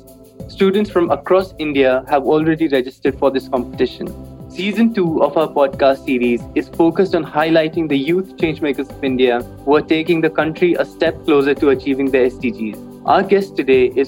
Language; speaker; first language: English; non-native, local second language; Hindi